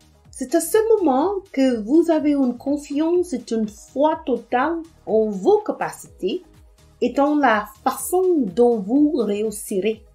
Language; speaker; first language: French; non-native, fluent; English